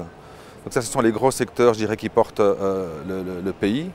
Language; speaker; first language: French; native; French